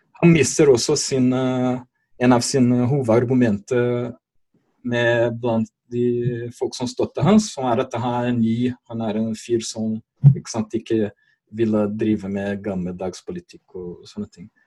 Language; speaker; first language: Norwegian; non-native, fluent; Portuguese